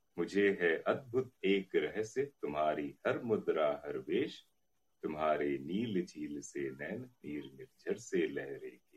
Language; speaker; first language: Hindi; native; Hindi